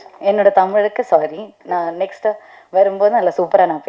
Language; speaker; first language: Tamil; non-native, learner; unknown